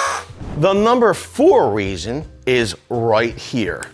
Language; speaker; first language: English; native; English